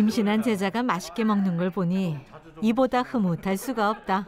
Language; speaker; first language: Korean; native; Korean